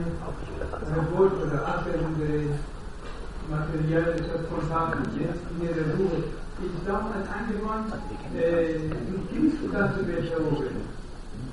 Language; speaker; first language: German; non-native, learner; Persian